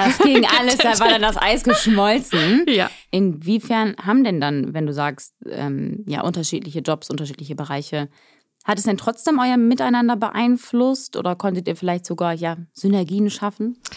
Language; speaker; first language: German; native; German